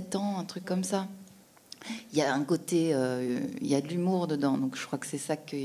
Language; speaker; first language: French; native; French